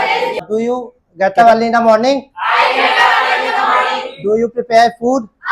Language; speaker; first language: English; non-native, learner; Hindi